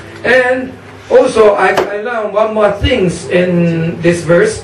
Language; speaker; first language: English; non-native, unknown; Japanese